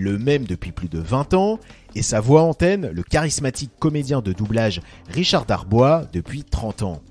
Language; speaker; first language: French; native; French